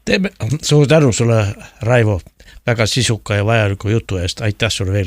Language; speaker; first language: Estonian; native; Estonian